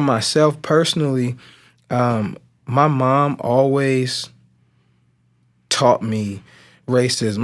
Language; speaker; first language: English; native; English